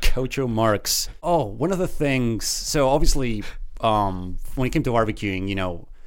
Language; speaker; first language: English; early bilingual, other home language; Spanish